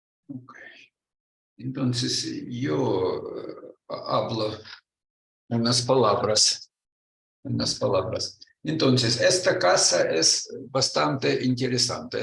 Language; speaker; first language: Spanish; non-native, learner; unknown